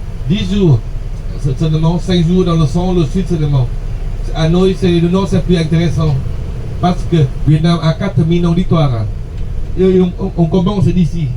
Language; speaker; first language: French; non-native, fluent; Vietnamese